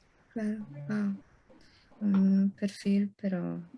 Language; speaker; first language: Spanish; early bilingual, heritage; Spanish